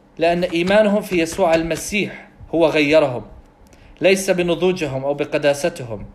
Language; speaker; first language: Arabic; non-native, fluent; English